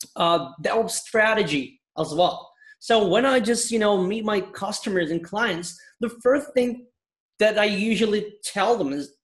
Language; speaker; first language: English; non-native, fluent; Turkish